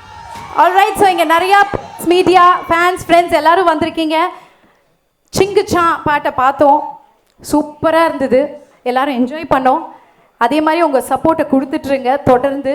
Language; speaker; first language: Tamil; native; Tamil